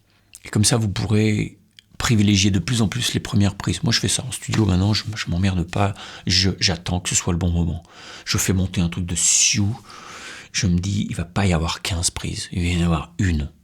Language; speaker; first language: French; native; French